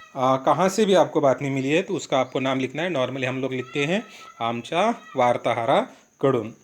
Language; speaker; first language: Hindi; non-native, local second language; Marathi